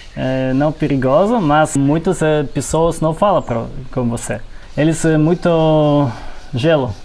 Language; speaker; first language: Portuguese; non-native, learner; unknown